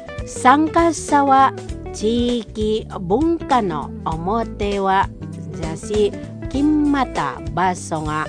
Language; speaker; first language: Japanese; non-native, fluent; Indonesian